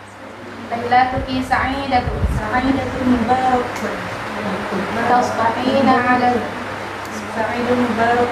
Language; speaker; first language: Arabic; non-native, learner; Indonesian